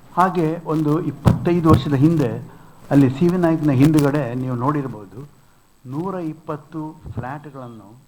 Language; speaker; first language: Kannada; non-native, local second language; Konkani